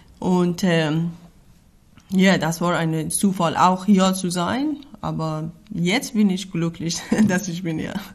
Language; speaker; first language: German; non-native, learner; Persian